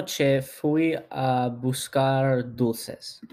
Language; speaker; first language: Spanish; non-native, learner; English